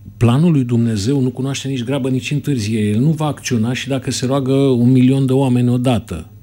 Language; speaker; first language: Romanian; native; Romanian